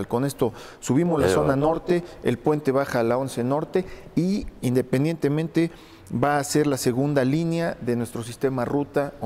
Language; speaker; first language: Spanish; native; Spanish